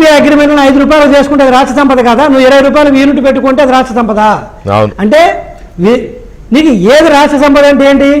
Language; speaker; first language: Telugu; native; Telugu